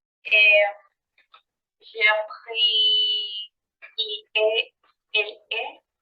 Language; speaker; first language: French; non-native, learner; Spanish